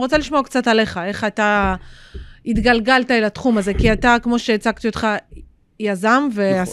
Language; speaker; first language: Hebrew; native; Hebrew